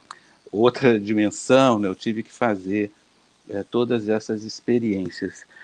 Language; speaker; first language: Portuguese; native; Portuguese